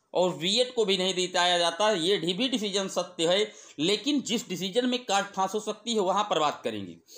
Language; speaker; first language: Hindi; native; Hindi